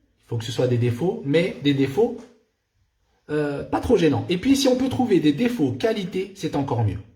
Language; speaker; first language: French; non-native, local second language; Arabic